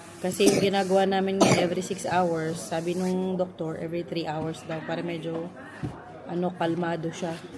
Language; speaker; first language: Filipino; non-native, local second language; Pampanga